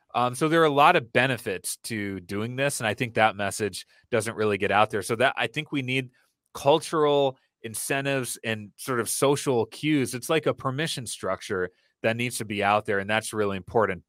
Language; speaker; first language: English; native; English